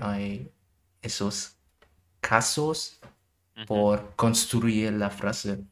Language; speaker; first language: Spanish; non-native, learner; German